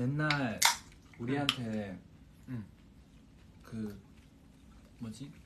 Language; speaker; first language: Korean; non-native, fluent; Chinese